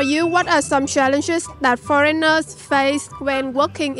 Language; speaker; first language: English; non-native, learner; Vietnamese